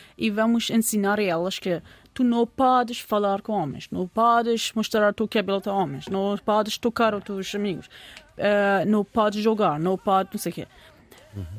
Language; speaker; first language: Portuguese; non-native, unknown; Persian